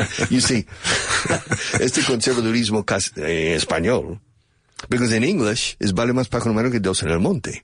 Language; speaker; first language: Spanish; non-native, fluent; English